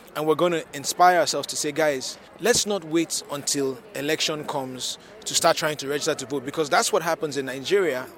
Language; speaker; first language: English; non-native, local second language; Yoruba